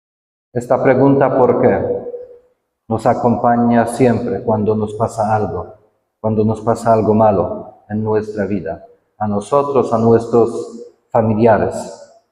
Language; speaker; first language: Spanish; non-native, fluent; Polish